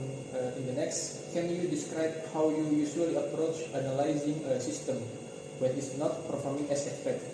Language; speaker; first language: English; non-native, learner; Indonesian